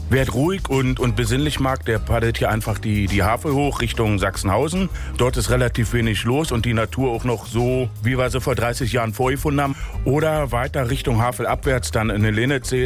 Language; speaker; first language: German; native; German